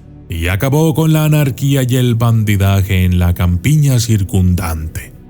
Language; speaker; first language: Spanish; native; Spanish